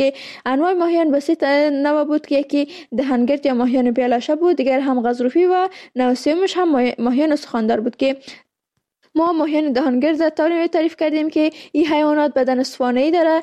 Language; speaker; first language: Persian; native; Persian